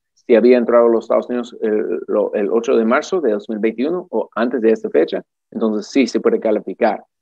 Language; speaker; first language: Spanish; non-native, fluent; English